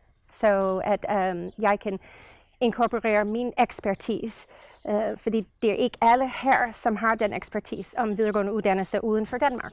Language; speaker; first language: Danish; non-native, fluent; English